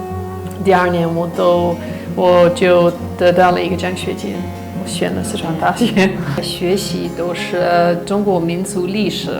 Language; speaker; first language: Chinese; non-native, fluent; English